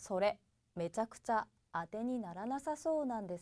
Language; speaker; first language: Japanese; native; Japanese